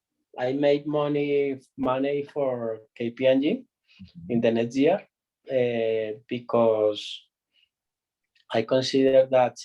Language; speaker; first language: English; non-native, learner; Spanish